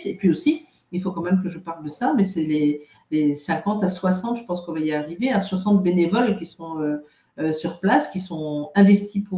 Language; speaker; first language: French; native; French